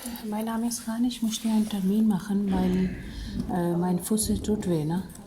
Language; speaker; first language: German; non-native, learner; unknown